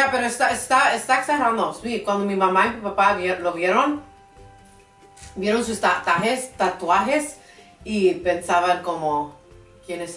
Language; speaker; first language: Spanish; early bilingual, heritage; English